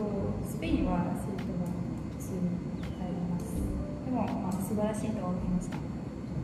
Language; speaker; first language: Japanese; non-native, fluent; Spanish